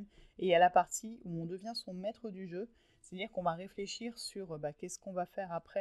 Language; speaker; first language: French; native; French